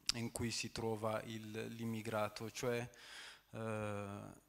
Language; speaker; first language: Italian; non-native, fluent; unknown